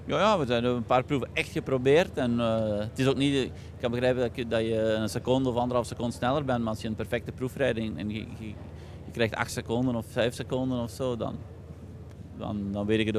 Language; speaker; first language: Dutch; native; Dutch